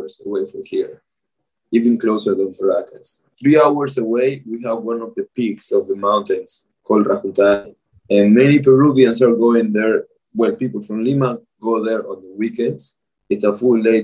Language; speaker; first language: English; non-native, fluent; Spanish